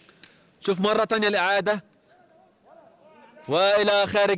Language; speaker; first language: Arabic; native; Arabic